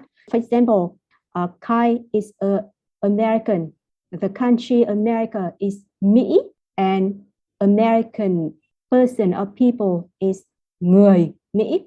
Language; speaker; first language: English; non-native, fluent; Vietnamese